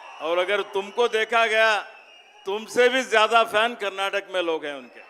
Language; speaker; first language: Hindi; non-native, local second language; Kannada